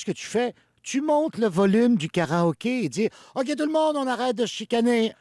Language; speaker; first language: French; native; French